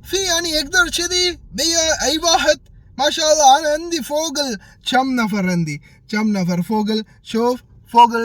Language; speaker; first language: Arabic; non-native, learner; Tamil